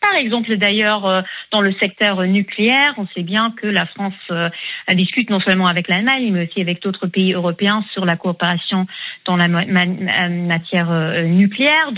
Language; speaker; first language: French; non-native, fluent; German